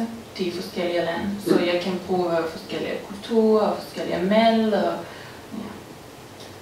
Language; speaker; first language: Danish; non-native, learner; Serbian